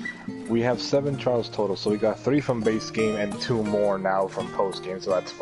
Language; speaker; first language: English; native; English